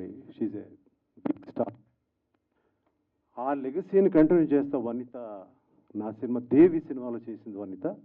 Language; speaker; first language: Telugu; native; Telugu